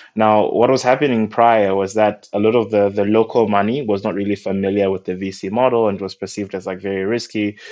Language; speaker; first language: English; non-native, local second language; Nyanja